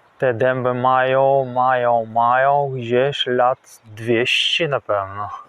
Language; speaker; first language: Polish; non-native, fluent; Russian